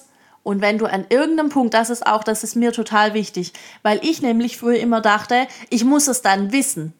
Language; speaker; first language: German; native; German